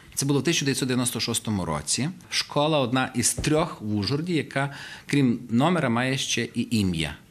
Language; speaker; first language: Ukrainian; native; Ukrainian